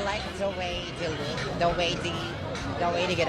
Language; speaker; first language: English; non-native, local second language; Cebuano